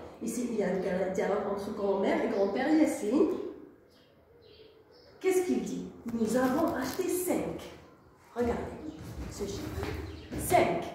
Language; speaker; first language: French; non-native, local second language; Arabic